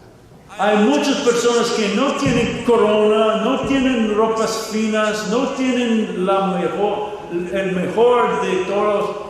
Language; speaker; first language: Spanish; non-native, fluent; English